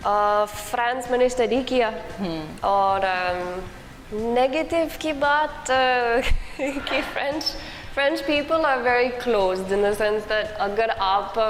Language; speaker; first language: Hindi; non-native, learner; English